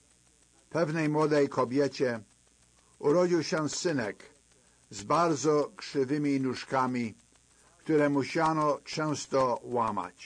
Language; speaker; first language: Polish; native; Polish